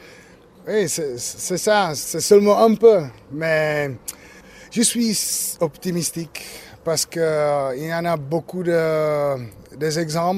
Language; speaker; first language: French; non-native, learner; Czech